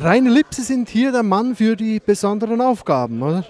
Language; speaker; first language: German; native; German